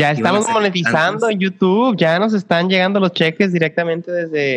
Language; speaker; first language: Spanish; native; Spanish